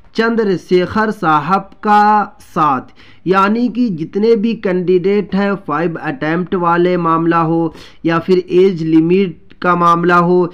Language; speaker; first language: Hindi; native; Hindi